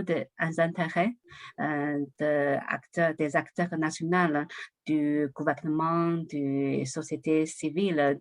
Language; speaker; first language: French; non-native, learner; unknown